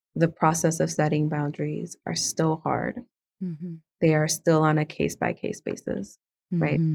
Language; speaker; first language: English; early bilingual, other home language; Spanish